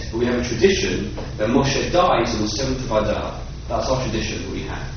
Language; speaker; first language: English; native; English